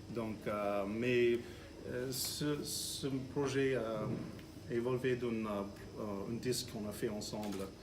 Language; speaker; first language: French; non-native, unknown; English